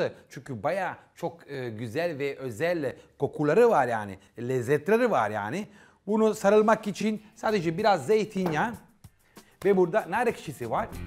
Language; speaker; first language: Turkish; non-native, fluent; Italian